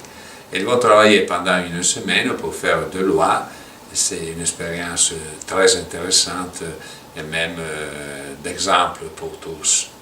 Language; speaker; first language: French; non-native, local second language; Italian